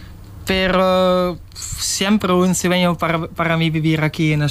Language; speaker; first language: Spanish; non-native, learner; Dutch